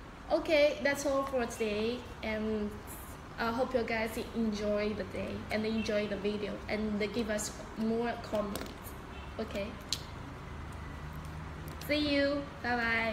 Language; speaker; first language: English; non-native, learner; Chinese